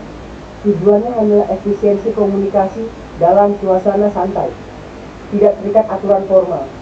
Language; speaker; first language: Indonesian; native; Indonesian